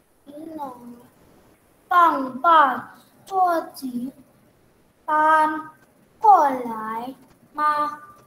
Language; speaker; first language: Chinese; non-native, learner; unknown